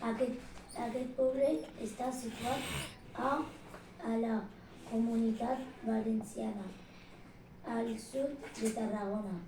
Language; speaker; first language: Catalan; non-native, learner; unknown